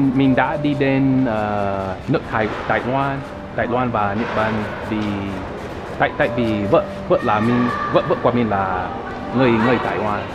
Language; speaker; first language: Vietnamese; non-native, learner; English